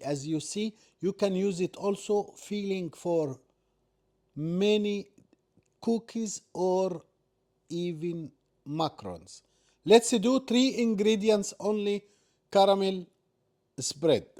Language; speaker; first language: English; non-native, learner; Arabic